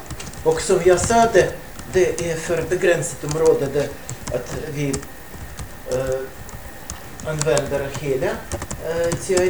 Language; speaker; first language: Swedish; non-native, fluent; Russian